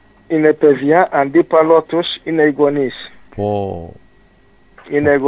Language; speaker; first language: Greek; non-native, fluent; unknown